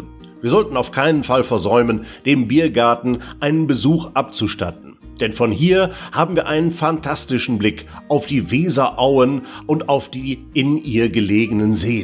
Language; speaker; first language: German; native; German